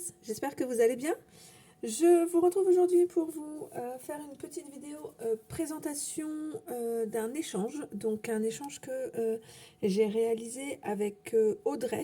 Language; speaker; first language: French; native; French